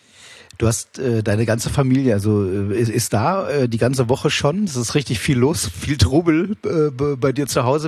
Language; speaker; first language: German; native; German